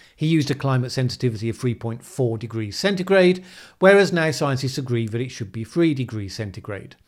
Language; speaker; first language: English; native; English